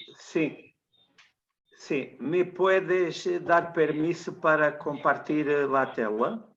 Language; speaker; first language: Spanish; non-native, learner; Portuguese